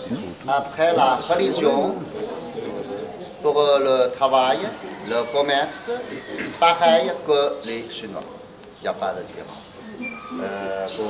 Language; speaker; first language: French; non-native, fluent; Chinese